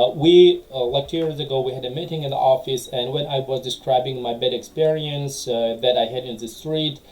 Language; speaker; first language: English; non-native, fluent; Tajik